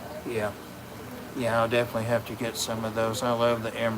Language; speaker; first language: English; native; English